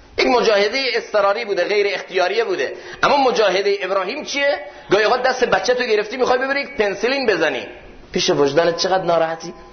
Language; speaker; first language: Persian; native; Persian